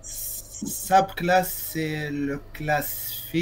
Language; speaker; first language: French; non-native, local second language; Arabic